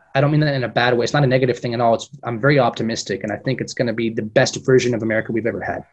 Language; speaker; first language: English; native; English